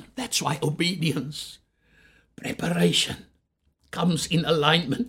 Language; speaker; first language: English; non-native, local second language; Afrikaans